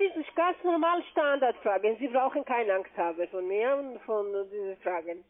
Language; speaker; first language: German; non-native, fluent; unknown